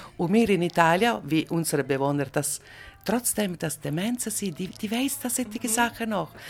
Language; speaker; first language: German; non-native, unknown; Italian